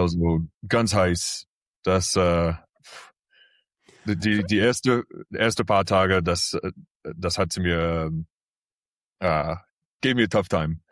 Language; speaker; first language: German; early bilingual, heritage; English